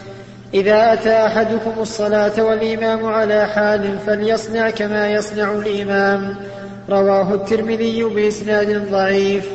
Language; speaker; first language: Arabic; native; Arabic